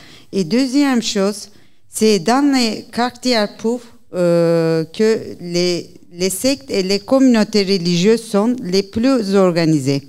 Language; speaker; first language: French; non-native, learner; Turkish